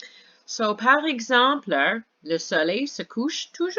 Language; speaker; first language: French; non-native, fluent; English